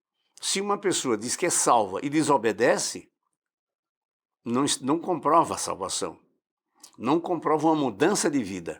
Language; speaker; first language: Portuguese; native; Portuguese